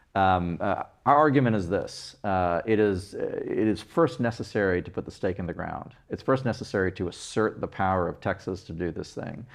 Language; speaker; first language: English; native; English